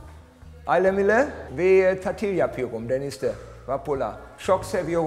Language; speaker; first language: Turkish; non-native, learner; German